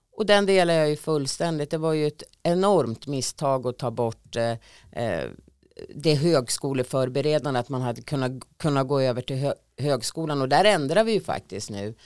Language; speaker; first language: Swedish; native; Swedish